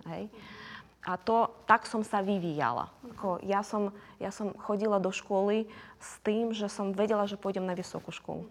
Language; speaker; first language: Slovak; non-native, fluent; Ukrainian